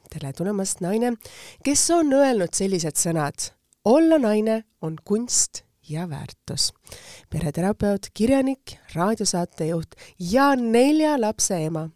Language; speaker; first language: Estonian; native; Estonian